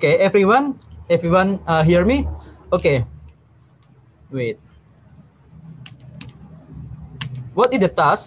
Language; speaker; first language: English; non-native, learner; Indonesian